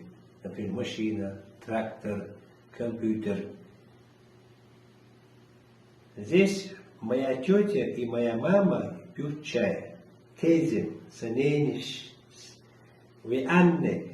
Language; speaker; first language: Russian; non-native, local second language; Chechen